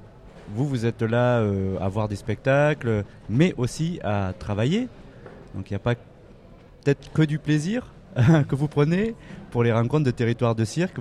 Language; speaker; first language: French; native; French